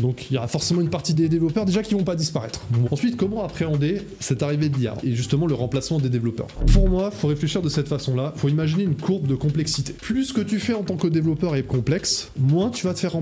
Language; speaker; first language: French; native; French